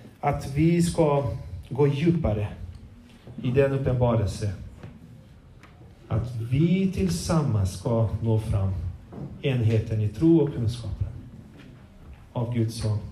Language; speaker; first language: Swedish; non-native, fluent; Portuguese